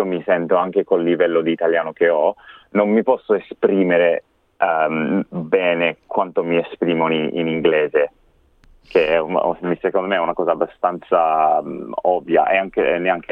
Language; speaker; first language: Italian; non-native, fluent; English